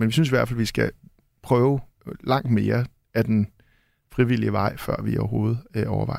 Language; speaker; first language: Danish; native; Danish